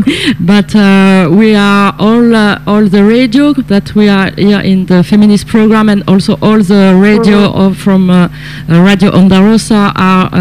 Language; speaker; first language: English; non-native, learner; Italian